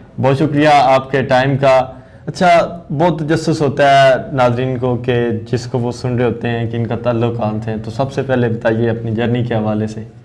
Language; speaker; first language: Urdu; non-native, local second language; Punjabi